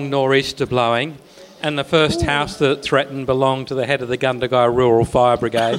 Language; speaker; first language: English; native; English